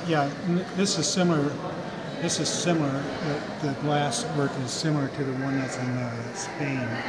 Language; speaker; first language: English; native; English